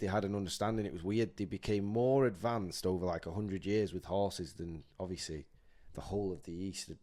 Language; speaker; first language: English; native; English